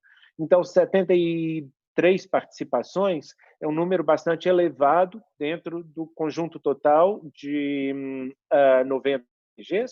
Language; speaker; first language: Portuguese; native; Portuguese